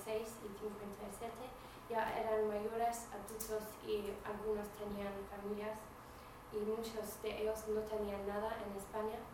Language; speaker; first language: Spanish; non-native, fluent; English